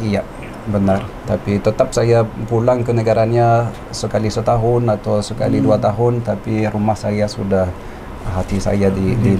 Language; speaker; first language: Indonesian; non-native, fluent; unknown